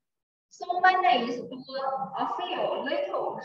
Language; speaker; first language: English; non-native, learner; Chinese